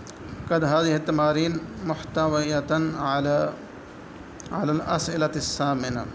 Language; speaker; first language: Arabic; non-native, fluent; Urdu